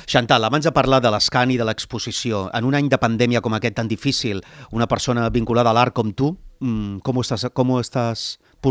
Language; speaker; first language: Catalan; native; Catalan